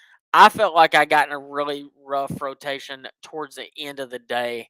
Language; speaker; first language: English; native; English